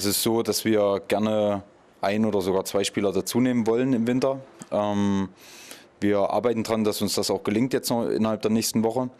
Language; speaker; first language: German; native; German